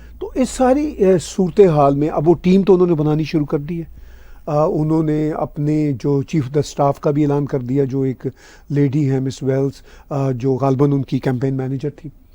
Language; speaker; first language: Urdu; native; Urdu